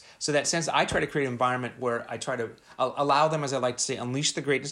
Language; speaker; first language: English; native; English